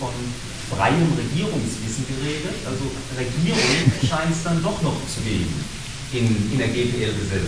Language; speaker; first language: German; native; German